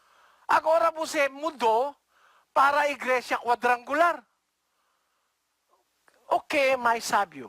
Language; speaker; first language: Portuguese; non-native, learner; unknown